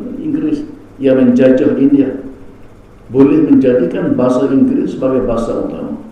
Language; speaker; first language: Malay; native; Malay